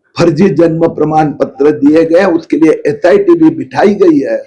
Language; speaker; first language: Hindi; non-native, local second language; Marathi